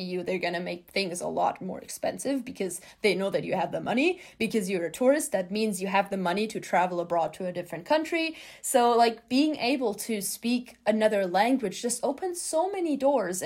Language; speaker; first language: English; non-native, fluent; German